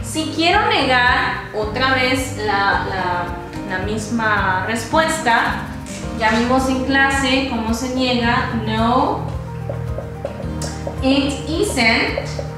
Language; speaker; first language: Spanish; native; Spanish